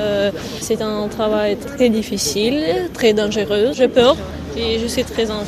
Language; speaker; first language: French; non-native, fluent; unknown